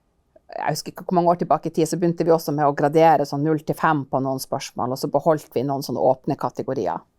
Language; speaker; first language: Norwegian; native; Norwegian